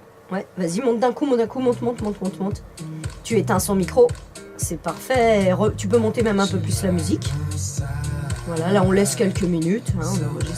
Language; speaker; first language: French; native; French